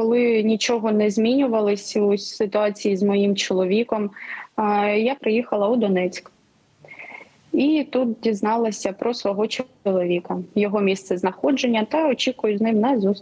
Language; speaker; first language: Ukrainian; non-native, local second language; Russian